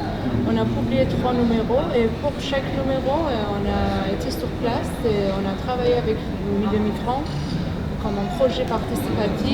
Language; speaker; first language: French; non-native, fluent; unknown